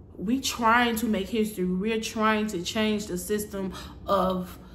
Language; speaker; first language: English; native; English